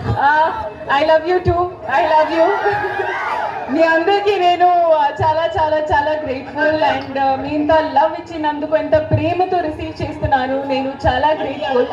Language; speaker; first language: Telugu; non-native, fluent; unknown